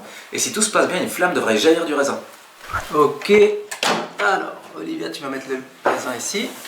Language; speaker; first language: French; native; French